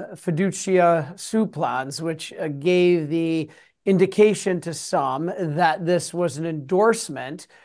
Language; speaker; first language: English; native; English